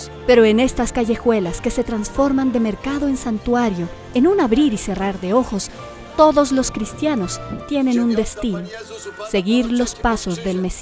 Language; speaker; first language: Spanish; native; Spanish